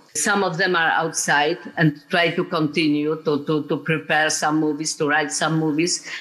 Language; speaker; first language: English; non-native, fluent; Polish